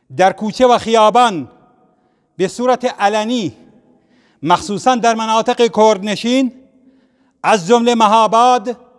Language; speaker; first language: Persian; non-native, local second language; Central Kurdish